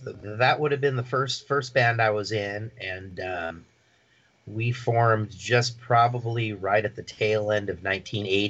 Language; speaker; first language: English; native; English